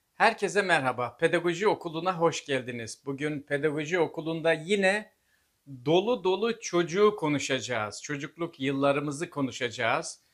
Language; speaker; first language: Turkish; native; Turkish